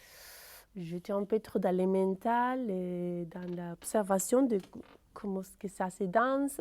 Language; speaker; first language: French; non-native, fluent; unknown